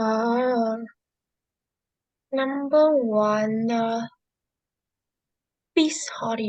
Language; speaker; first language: English; non-native, learner; Vietnamese